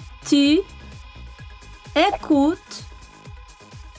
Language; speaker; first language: French; non-native, fluent; Spanish